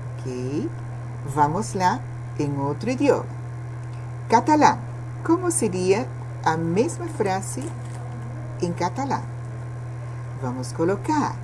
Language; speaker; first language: Portuguese; non-native, fluent; Spanish